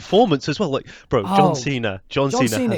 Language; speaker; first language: English; native; English